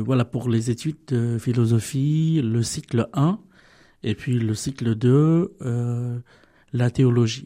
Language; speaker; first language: French; non-native, fluent; Vietnamese